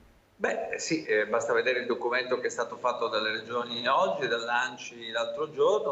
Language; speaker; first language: Italian; native; Italian